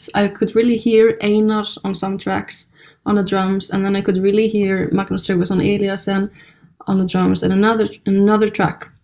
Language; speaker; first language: English; non-native, fluent; Icelandic